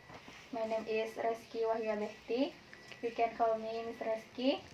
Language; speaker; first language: English; non-native, learner; Indonesian